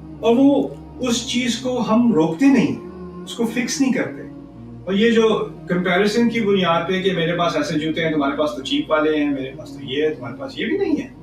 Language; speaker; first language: Urdu; early bilingual, heritage; Urdu